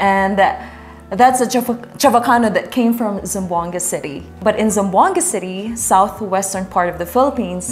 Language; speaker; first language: English; non-native, local second language; Chavacano